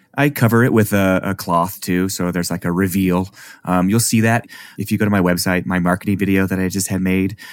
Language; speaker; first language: English; native; English